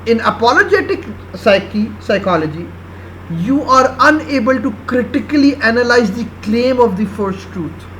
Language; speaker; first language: English; non-native, local second language; Urdu